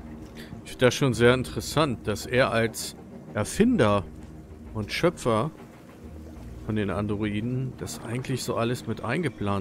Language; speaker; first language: German; native; German